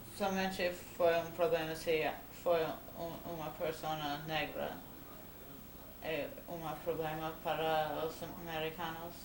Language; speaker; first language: Portuguese; non-native, fluent; Spanish